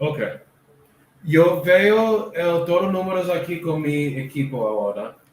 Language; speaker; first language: Spanish; non-native, learner; English